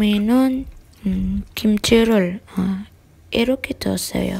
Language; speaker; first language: Korean; non-native, learner; Filipino